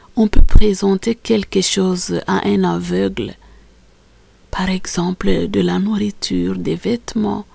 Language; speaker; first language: French; non-native, local second language; Swahili